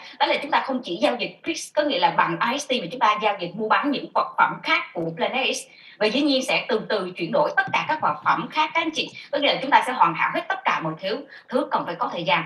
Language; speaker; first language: Vietnamese; native; Vietnamese